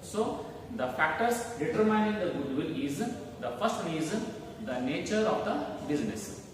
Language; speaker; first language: English; non-native, local second language; Kannada